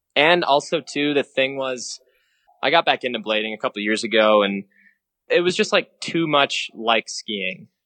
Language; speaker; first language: English; native; English